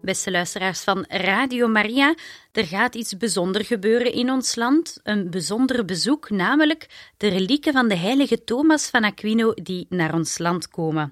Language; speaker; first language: Dutch; native; Dutch